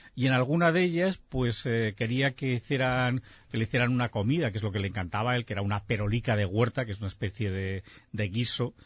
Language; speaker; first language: Spanish; native; Spanish